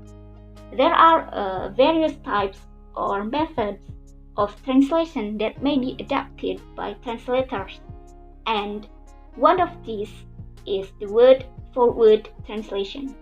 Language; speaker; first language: English; non-native, learner; Indonesian